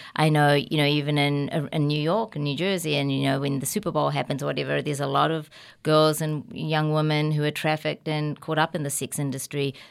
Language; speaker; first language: English; native; English